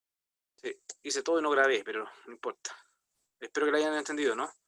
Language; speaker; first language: Spanish; native; Spanish